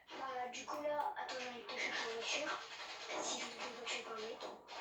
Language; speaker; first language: French; native; French